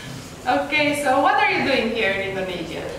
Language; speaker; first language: English; non-native, fluent; Romanian